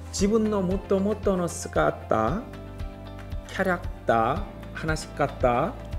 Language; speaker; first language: Japanese; non-native, learner; Korean